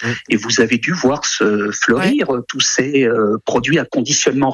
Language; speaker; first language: French; native; French